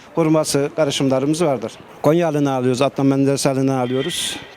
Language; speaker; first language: Turkish; native; Turkish